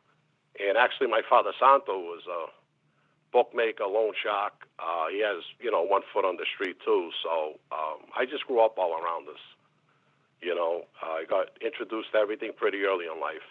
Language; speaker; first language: English; native; English